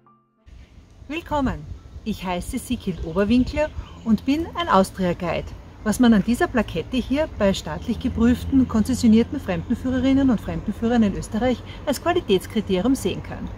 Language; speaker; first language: German; native; German